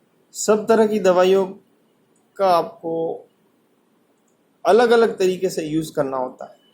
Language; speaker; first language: Hindi; native; Hindi